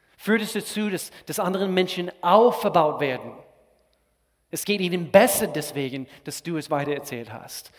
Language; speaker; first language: German; non-native, fluent; English